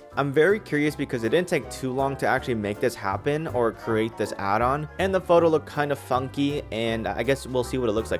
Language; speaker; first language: English; native; English